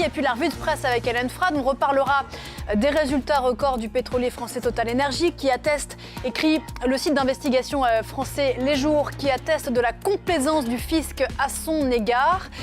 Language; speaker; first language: French; native; French